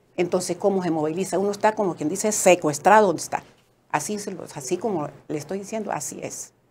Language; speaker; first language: Spanish; native; Spanish